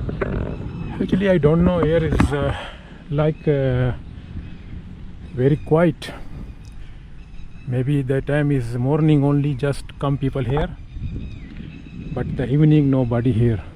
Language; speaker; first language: English; non-native, learner; Urdu